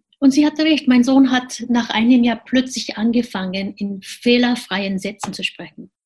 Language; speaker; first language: German; non-native, fluent; Japanese